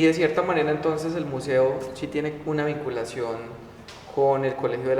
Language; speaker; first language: Spanish; native; Spanish